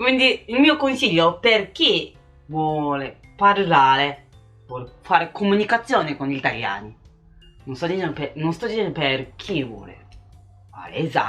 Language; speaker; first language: Italian; non-native, learner; Japanese